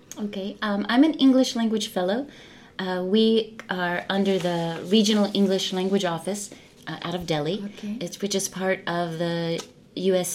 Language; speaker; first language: English; native; English